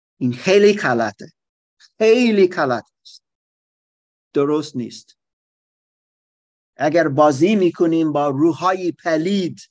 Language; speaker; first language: Persian; non-native, learner; German